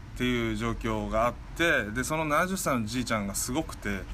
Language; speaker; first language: Japanese; native; Japanese